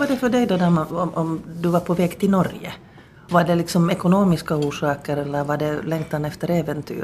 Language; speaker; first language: Swedish; native; Swedish